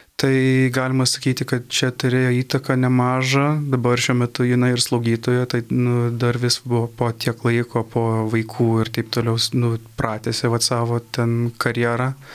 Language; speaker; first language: Lithuanian; early bilingual, heritage; Lithuanian